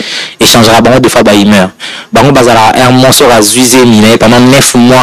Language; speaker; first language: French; non-native, local second language; Lingala